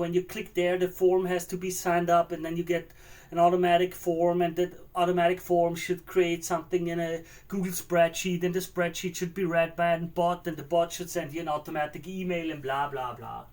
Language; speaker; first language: English; non-native, fluent; German